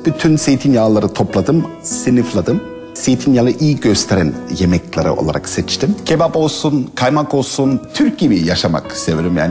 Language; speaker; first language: Turkish; non-native, learner; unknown